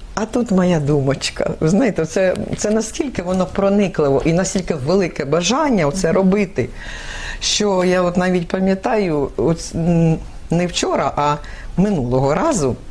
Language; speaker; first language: Ukrainian; native; Ukrainian